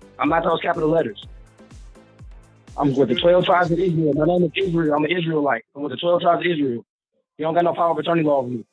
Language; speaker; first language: English; native; English